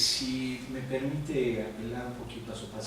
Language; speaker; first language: Spanish; native; Spanish